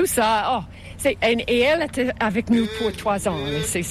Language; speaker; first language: French; non-native, fluent; English